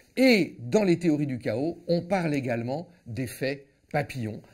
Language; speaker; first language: French; native; French